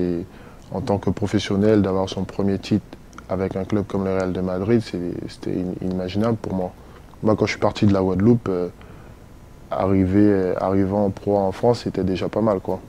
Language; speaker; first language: French; native; French